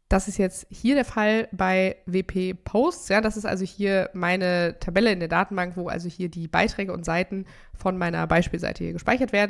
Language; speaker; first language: German; native; German